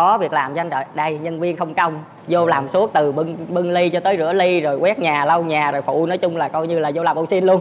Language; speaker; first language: Vietnamese; native; Vietnamese